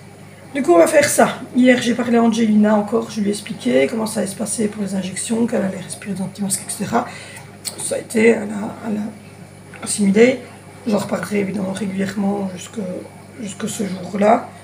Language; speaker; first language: French; native; French